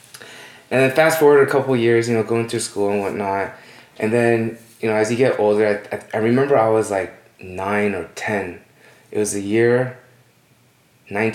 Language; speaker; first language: English; native; English